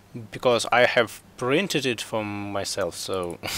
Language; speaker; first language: English; non-native, learner; Russian